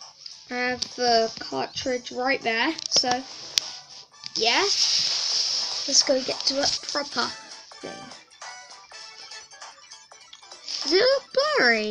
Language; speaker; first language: English; native; English